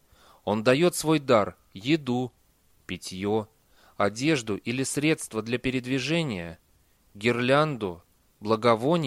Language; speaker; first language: Russian; native; Russian